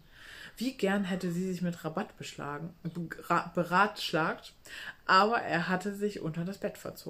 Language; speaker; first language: German; native; German